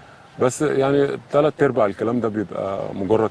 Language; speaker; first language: Arabic; native; Arabic